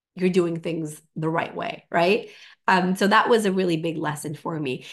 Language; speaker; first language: English; non-native, fluent; Spanish